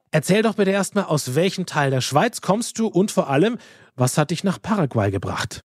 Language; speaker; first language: German; native; German